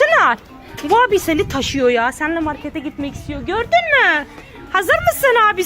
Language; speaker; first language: Turkish; native; Turkish